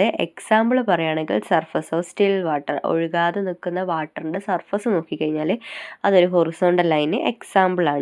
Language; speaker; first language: Malayalam; native; Malayalam